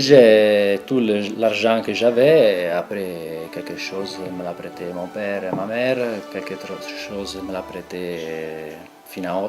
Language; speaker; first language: French; non-native, local second language; Italian